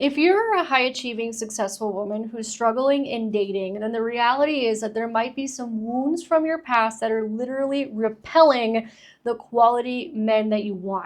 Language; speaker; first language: English; native; English